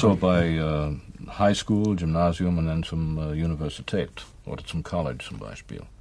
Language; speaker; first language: German; non-native, learner; English